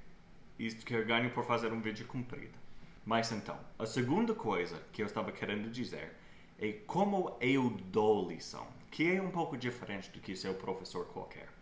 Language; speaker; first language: Portuguese; non-native, fluent; English